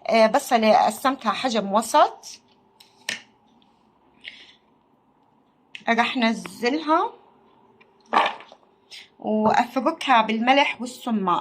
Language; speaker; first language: Arabic; native; Arabic